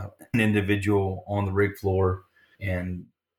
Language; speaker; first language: English; native; English